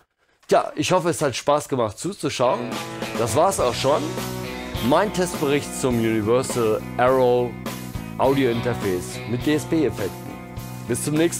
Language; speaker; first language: German; native; German